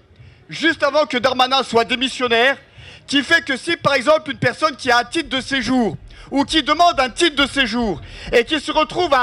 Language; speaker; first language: French; native; French